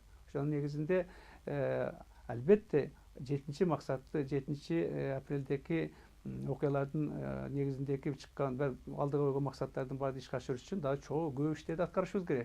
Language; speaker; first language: Kyrgyz; native; Kyrgyz